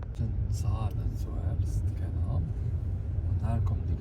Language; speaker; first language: German; non-native, fluent; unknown